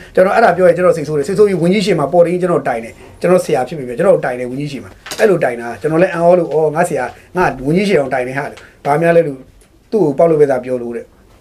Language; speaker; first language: Burmese; native; Burmese